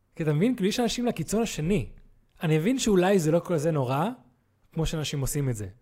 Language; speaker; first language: Hebrew; native; Hebrew